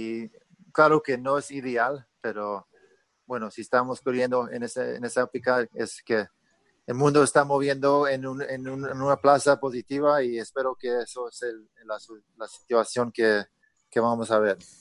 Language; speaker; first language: Spanish; early bilingual, heritage; Spanish